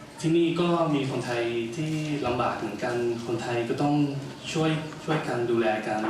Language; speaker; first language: Thai; early bilingual, heritage; Dutch